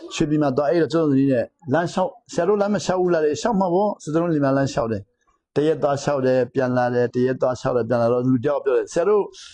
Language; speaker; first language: Burmese; non-native, local second language; Hakha Chin